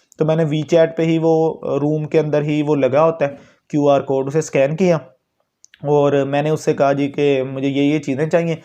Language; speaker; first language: Urdu; non-native, local second language; Punjabi